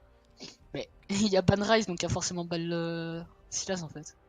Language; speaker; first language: French; native; French